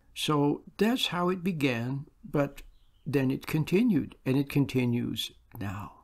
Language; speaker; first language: English; native; English